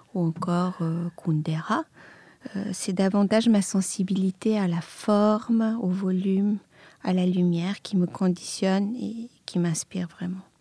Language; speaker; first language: French; non-native, fluent; Serbian